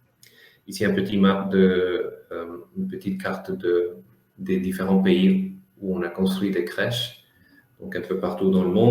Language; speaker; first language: French; non-native, fluent; Spanish